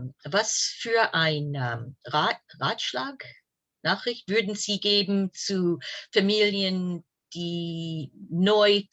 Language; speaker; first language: German; early bilingual, heritage; German